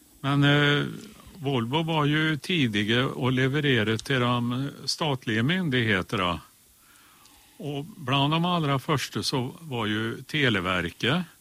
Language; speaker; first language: Swedish; native; Swedish